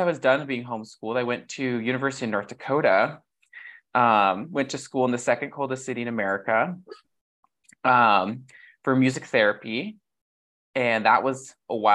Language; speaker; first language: English; native; English